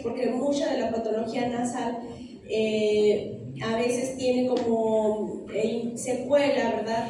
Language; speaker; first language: Spanish; native; Spanish